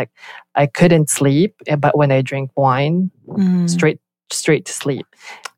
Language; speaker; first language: English; non-native, local second language; Filipino